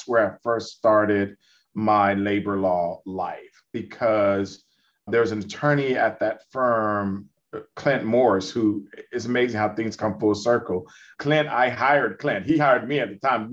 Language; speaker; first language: English; native; English